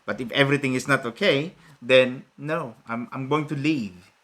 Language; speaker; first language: English; non-native, local second language; Filipino